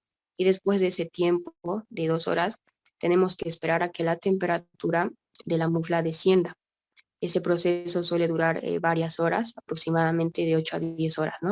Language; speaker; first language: Spanish; native; Spanish